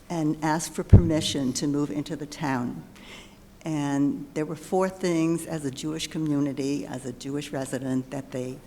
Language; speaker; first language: English; early bilingual, other home language; German